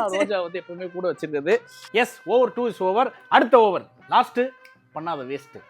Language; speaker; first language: Tamil; native; Tamil